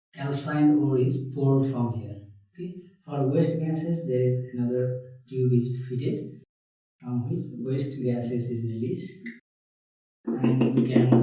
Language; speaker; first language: English; non-native, local second language; Nepali